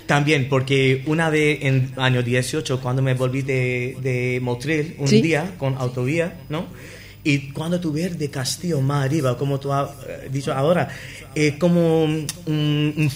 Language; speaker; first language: Spanish; non-native, learner; English